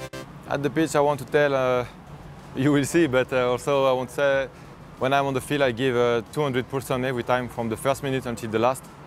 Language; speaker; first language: English; non-native, fluent; French